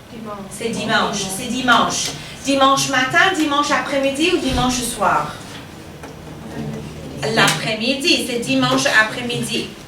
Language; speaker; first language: French; non-native, fluent; English